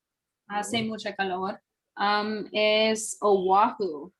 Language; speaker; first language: Spanish; non-native, learner; English